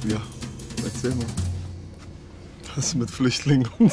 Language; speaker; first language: German; early bilingual, other home language; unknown